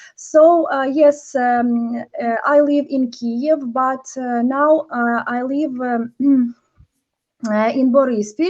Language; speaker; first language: English; non-native, learner; Ukrainian